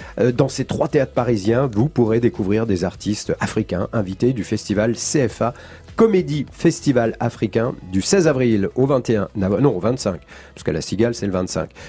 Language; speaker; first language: French; native; French